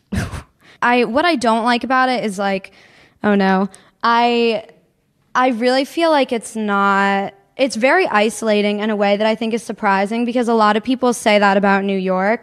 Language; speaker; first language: English; native; English